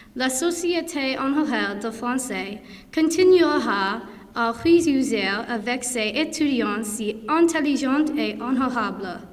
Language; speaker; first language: French; non-native, learner; English